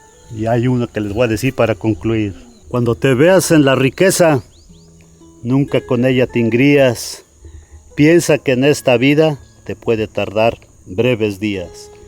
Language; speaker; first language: Spanish; native; Spanish